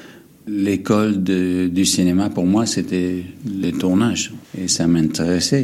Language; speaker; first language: French; non-native, fluent; English